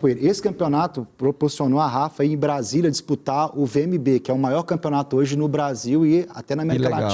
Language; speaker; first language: Portuguese; native; Portuguese